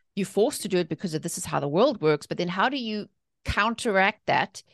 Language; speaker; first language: English; native; English